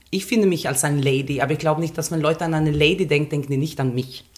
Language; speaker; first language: German; non-native, fluent; Finnish